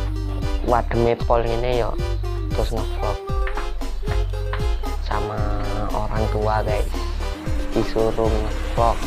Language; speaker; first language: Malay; non-native, local second language; Javanese